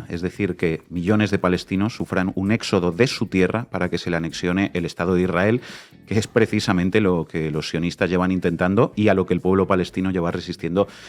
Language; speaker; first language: Spanish; native; Spanish